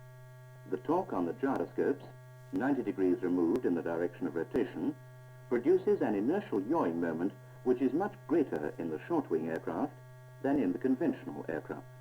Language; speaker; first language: English; native; English